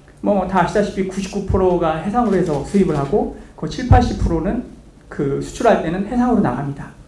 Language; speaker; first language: Korean; native; Korean